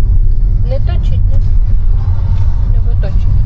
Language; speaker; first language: Czech; non-native, learner; Ukrainian